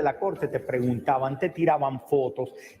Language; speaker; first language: Spanish; native; Spanish